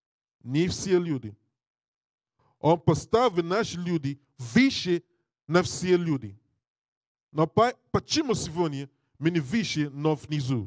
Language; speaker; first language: Russian; non-native, learner; English